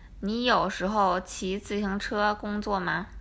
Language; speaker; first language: Chinese; non-native, learner; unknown